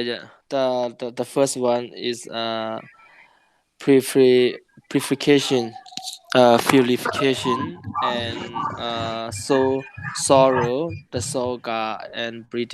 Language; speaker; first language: English; non-native, learner; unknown